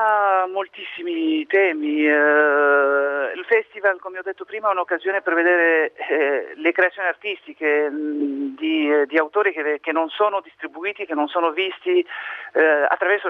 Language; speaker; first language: Italian; non-native, fluent; Arabic